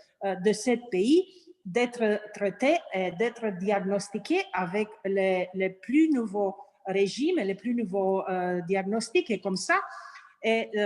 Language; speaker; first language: French; non-native, learner; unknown